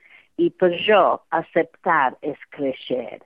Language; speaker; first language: Catalan; non-native, fluent; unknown